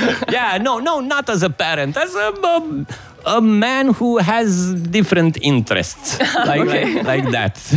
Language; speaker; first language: English; non-native, fluent; Romanian